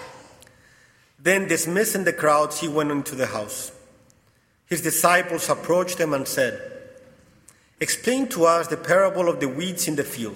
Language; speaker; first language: English; non-native, fluent; Spanish